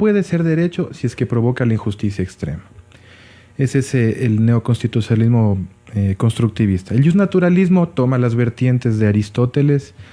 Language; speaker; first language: Spanish; native; Spanish